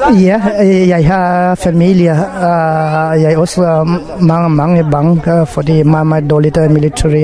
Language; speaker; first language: Danish; non-native, learner; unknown